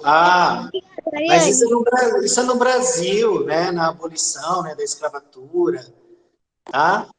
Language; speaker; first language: Portuguese; native; Portuguese